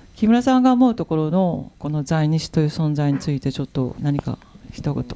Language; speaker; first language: Japanese; native; Japanese